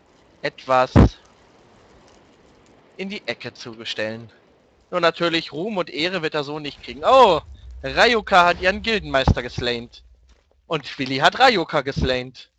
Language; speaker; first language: German; native; German